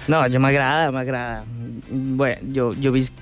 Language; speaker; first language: Catalan; non-native, learner; Spanish